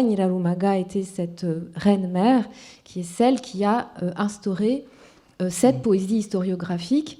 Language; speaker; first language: French; non-native, local second language; Kinyarwanda